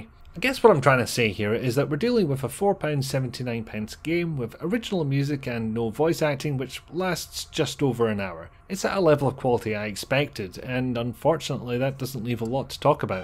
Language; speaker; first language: English; native; English